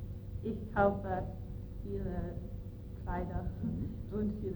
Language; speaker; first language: German; non-native, learner; English